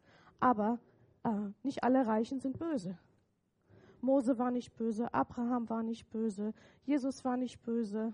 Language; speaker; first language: German; native; German